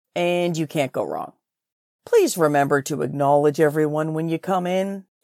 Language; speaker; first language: English; native; English